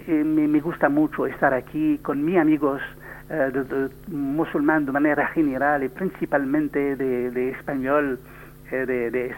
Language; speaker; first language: Spanish; non-native, learner; French